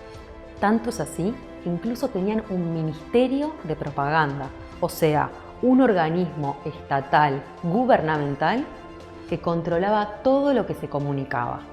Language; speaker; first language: Spanish; native; Spanish